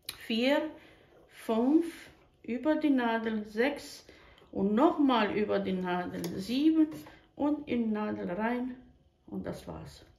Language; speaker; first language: German; non-native, fluent; Bosnian